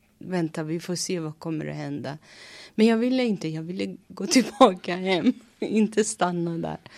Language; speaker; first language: Swedish; non-native, fluent; Persian